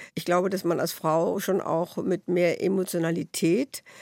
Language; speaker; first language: German; native; German